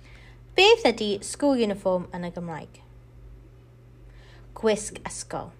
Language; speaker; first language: Welsh; non-native, local second language; English